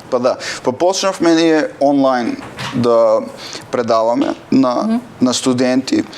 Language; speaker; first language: Macedonian; native; Macedonian